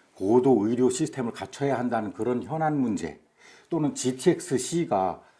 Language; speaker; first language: Korean; native; Korean